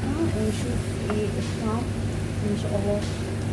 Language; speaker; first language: Arabic; native; Arabic